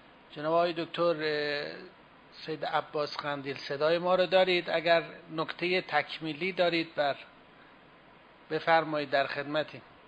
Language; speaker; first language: Persian; native; Persian